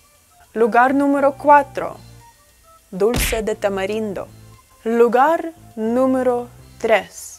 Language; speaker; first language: Spanish; non-native, fluent; Russian